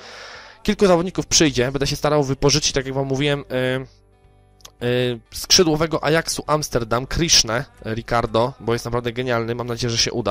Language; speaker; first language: Polish; native; Polish